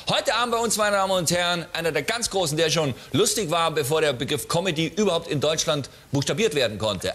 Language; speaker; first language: German; native; German